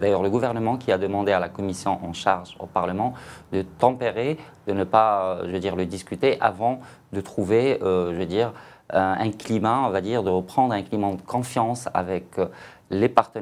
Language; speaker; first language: French; non-native, local second language; Arabic